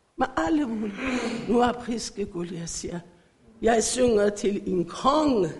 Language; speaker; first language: Danish; non-native, learner; Persian